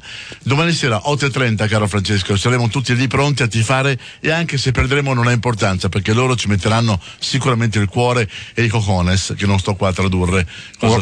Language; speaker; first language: Italian; native; Italian